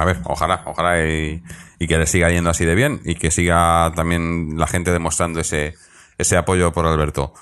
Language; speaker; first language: Spanish; native; Spanish